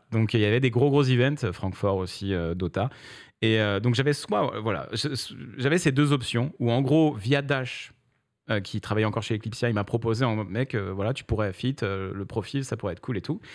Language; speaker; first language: French; native; French